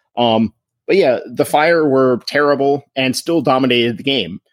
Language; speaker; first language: English; native; English